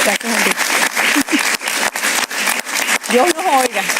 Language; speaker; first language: Spanish; native; Spanish